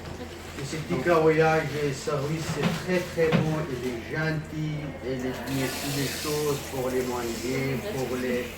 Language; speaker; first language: French; non-native, learner; Pashto